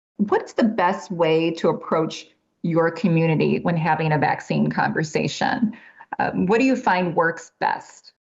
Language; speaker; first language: English; native; English